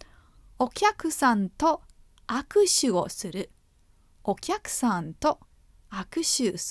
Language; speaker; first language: Japanese; non-native, fluent; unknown